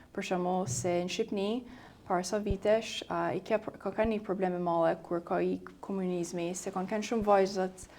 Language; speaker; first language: Albanian; early bilingual, heritage; Albanian